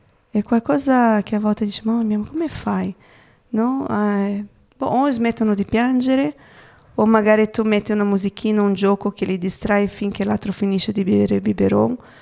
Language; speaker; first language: Italian; non-native, fluent; Portuguese